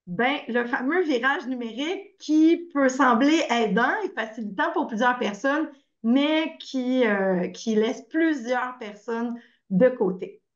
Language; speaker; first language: French; native; French